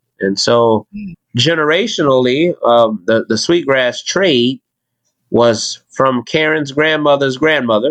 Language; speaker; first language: English; native; English